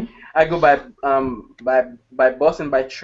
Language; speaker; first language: English; non-native, learner; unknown